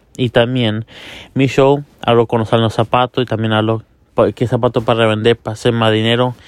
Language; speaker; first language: Spanish; early bilingual, heritage; Spanish